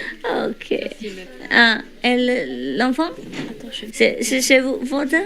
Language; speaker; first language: French; non-native, learner; Vietnamese